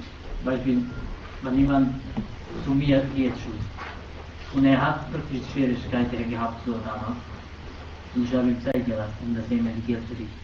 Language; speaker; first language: German; non-native, learner; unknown